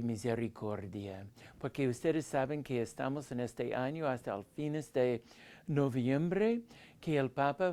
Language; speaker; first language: Spanish; non-native, fluent; English